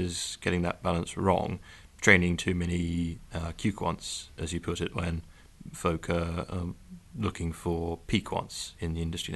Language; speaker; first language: English; native; English